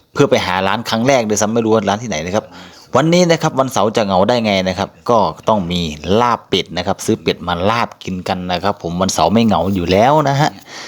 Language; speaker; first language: Thai; native; Thai